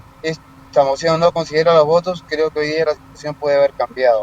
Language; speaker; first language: Spanish; native; Spanish